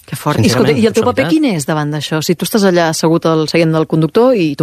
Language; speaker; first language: Catalan; native; Catalan